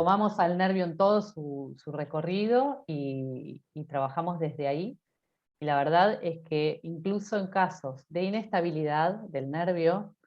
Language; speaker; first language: Spanish; native; Spanish